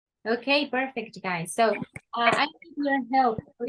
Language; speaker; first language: English; non-native, fluent; Spanish